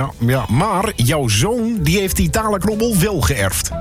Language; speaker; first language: Dutch; native; Dutch